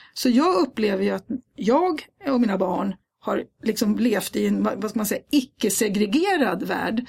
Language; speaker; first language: Swedish; native; Swedish